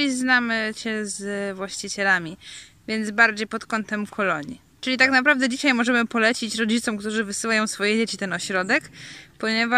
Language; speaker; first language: Polish; native; Polish